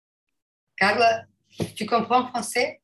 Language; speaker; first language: French; non-native, fluent; Portuguese